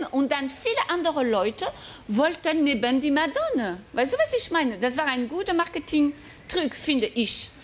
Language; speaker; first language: German; non-native, fluent; French